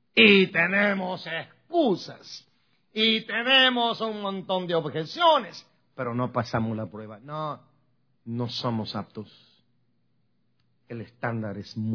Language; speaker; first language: Spanish; native; Spanish